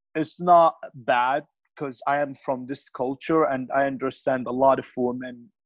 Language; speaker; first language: English; non-native, fluent; Arabic